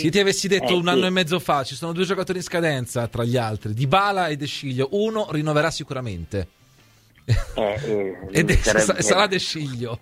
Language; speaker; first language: Italian; native; Italian